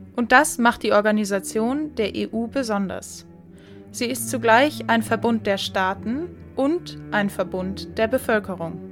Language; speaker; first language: German; native; German